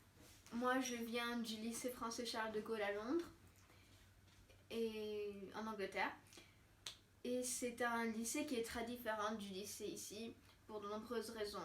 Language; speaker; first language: French; non-native, fluent; English